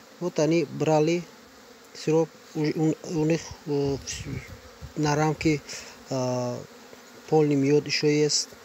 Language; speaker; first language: Russian; non-native, learner; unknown